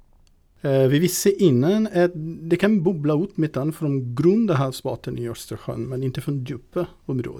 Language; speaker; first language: Swedish; non-native, fluent; Portuguese